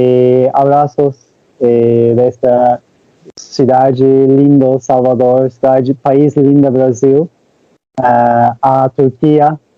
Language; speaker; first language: Portuguese; non-native, learner; Turkish